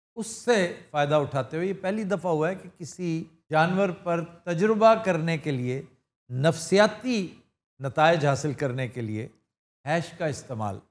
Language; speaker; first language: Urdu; non-native, local second language; Punjabi